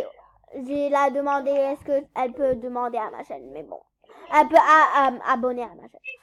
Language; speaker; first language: French; native; French